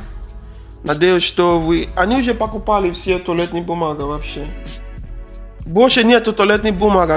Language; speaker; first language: Russian; non-native, learner; Arabic